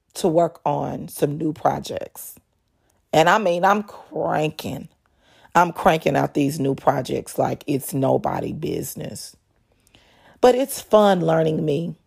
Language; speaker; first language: English; native; English